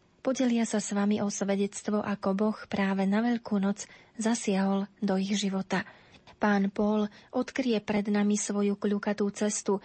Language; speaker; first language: Slovak; native; Slovak